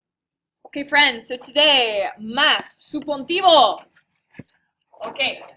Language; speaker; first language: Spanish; non-native, fluent; English